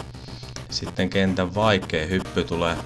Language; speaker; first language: Finnish; native; Finnish